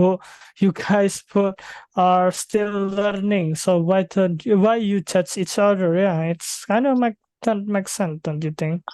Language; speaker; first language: English; non-native, fluent; Indonesian